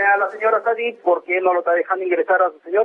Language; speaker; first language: Spanish; native; Spanish